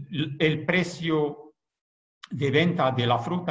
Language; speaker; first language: Spanish; non-native, fluent; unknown